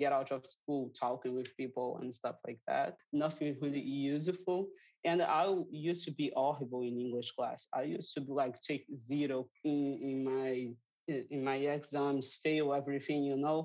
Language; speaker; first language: English; non-native, fluent; Portuguese